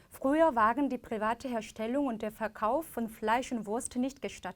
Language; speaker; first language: German; non-native, fluent; Korean